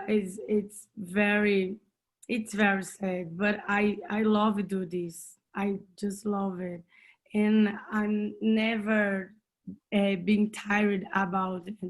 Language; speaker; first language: English; non-native, learner; Portuguese